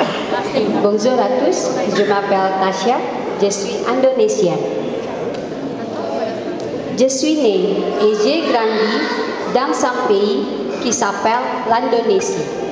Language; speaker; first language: French; non-native, learner; Indonesian